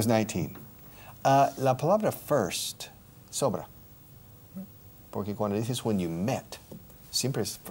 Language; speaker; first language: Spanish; non-native, fluent; English